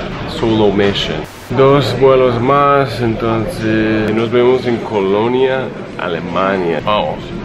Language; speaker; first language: Spanish; non-native, fluent; English